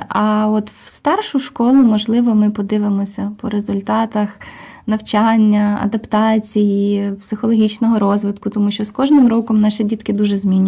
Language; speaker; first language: Ukrainian; native; Ukrainian